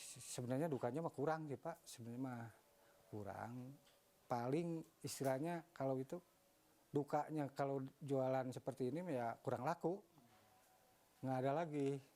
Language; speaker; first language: Indonesian; non-native, local second language; Sundanese